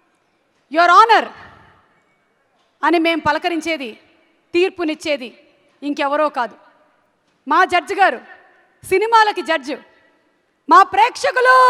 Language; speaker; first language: Telugu; native; Telugu